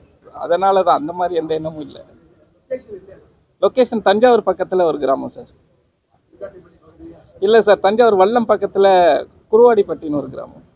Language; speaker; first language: Tamil; native; Tamil